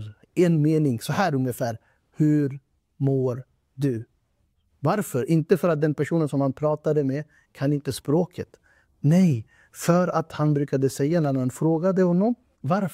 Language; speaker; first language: Swedish; non-native, fluent; Urdu